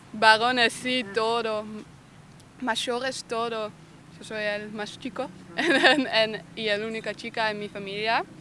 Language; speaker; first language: Spanish; non-native, learner; Dutch